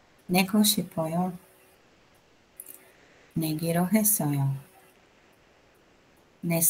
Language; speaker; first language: Korean; non-native, learner; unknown